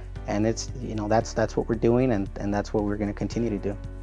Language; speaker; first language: English; early bilingual, other home language; Spanish